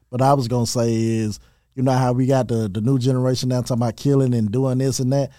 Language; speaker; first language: English; native; English